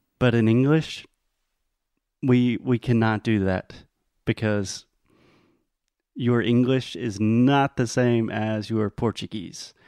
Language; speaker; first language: English; non-native, fluent; Portuguese